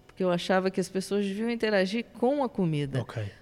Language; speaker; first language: Portuguese; native; Portuguese